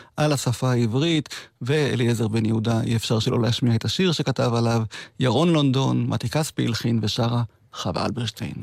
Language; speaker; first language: Hebrew; native; Hebrew